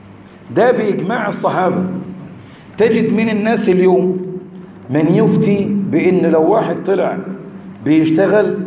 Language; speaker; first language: Arabic; native; Arabic